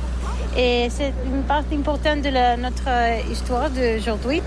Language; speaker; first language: French; non-native, learner; Catalan